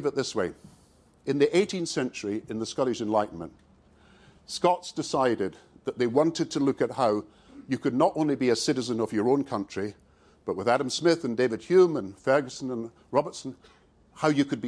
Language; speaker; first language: English; native; English